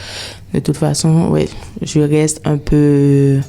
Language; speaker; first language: French; non-native, local second language; Haitian Creole